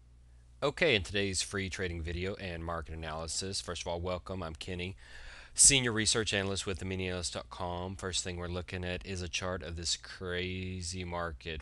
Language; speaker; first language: English; native; English